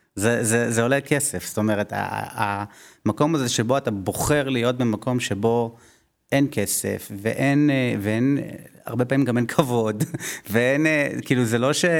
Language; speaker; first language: Hebrew; native; Hebrew